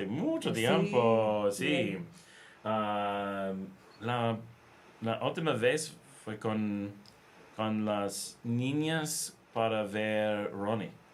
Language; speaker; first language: Spanish; non-native, learner; English